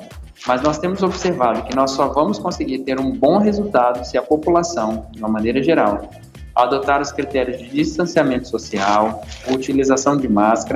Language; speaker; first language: Portuguese; native; Portuguese